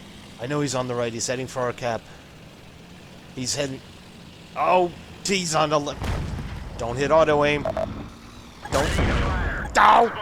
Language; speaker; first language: English; native; English